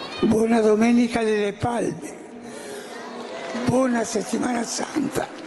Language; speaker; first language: Italian; early bilingual, heritage; Spanish